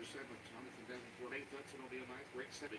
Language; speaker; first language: English; native; English